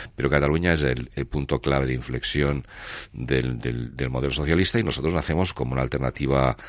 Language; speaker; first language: Spanish; non-native, local second language; Catalan